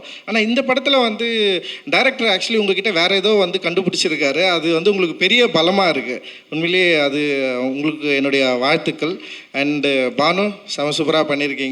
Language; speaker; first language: Tamil; native; Tamil